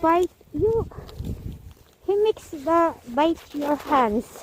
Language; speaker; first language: English; non-native, learner; Filipino